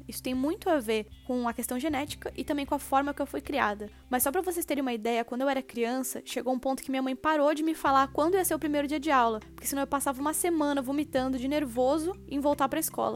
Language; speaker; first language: Portuguese; native; Portuguese